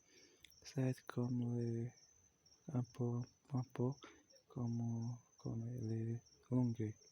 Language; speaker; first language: French; non-native, learner; Portuguese